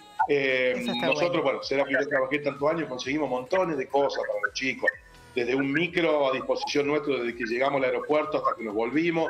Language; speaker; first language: Spanish; native; Spanish